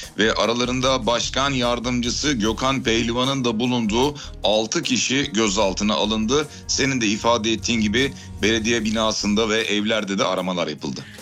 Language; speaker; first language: Turkish; native; Turkish